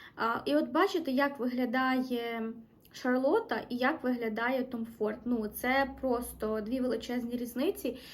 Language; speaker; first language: Ukrainian; non-native, local second language; Russian